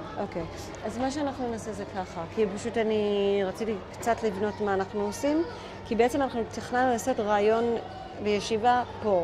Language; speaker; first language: Hebrew; native; Hebrew